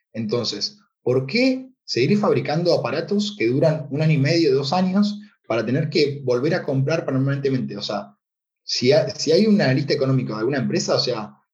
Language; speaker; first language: Spanish; native; Spanish